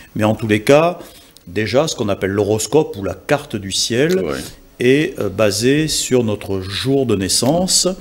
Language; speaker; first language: French; native; French